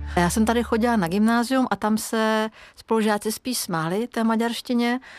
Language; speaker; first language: Czech; non-native, fluent; Hungarian